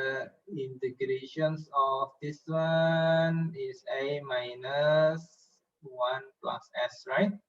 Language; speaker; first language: English; non-native, fluent; Indonesian